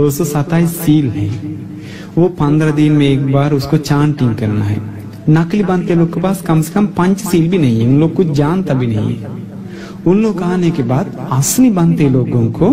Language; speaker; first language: Hindi; non-native, fluent; Sinhala